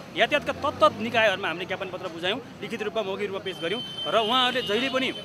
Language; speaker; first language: Nepali; native; Nepali